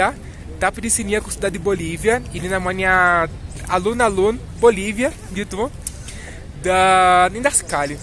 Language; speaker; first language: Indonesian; non-native, fluent; Portuguese